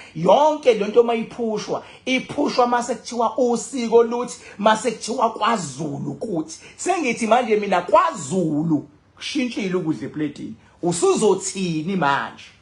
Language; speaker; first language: Zulu; native; Zulu